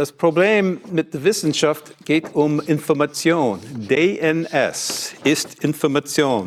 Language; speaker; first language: German; non-native, learner; English